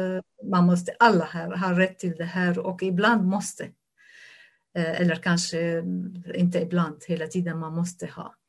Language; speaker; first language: Swedish; non-native, fluent; Arabic